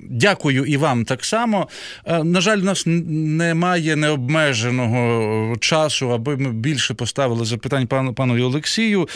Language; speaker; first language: Ukrainian; native; Ukrainian